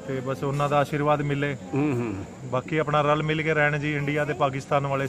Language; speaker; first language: Punjabi; non-native, local second language; Hindi